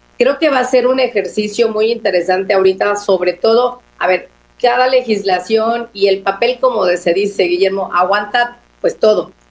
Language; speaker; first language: Spanish; native; Spanish